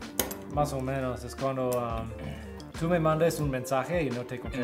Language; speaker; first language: Spanish; non-native, learner; English